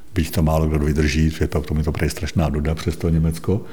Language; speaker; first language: Czech; native; Czech